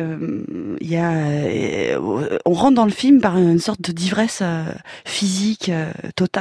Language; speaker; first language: French; native; French